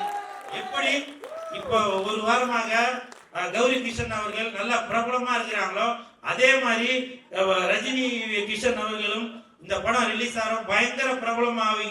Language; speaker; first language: Tamil; native; Tamil